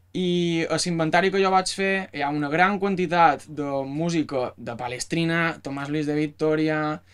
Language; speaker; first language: Catalan; native; Catalan